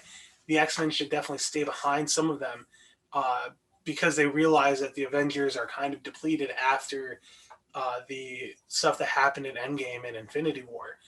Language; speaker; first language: English; native; English